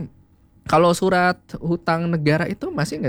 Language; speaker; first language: Indonesian; native; Indonesian